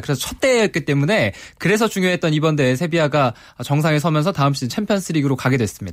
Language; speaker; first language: Korean; native; Korean